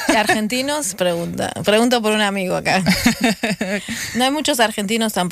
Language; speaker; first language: Spanish; native; Spanish